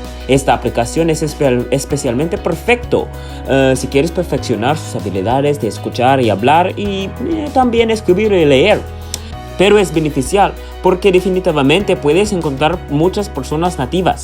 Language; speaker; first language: Spanish; non-native, learner; English